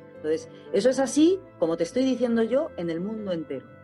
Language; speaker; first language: Spanish; native; Spanish